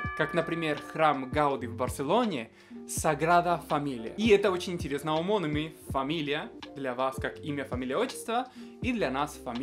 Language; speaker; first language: Russian; non-native, fluent; Spanish